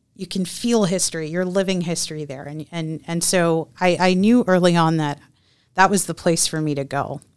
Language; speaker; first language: English; native; English